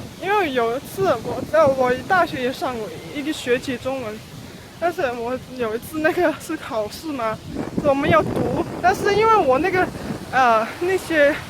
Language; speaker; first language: Chinese; early bilingual, heritage; Chinese